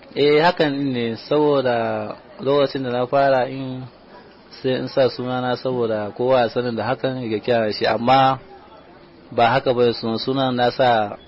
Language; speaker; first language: Hausa; native; Hausa